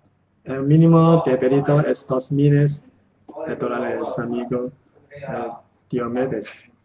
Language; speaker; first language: Spanish; non-native, learner; Chinese